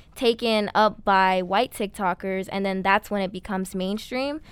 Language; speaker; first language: English; native; English